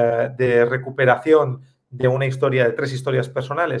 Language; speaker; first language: Spanish; native; Spanish